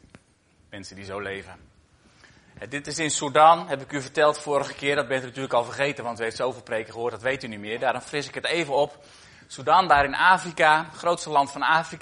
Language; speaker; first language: Dutch; native; Dutch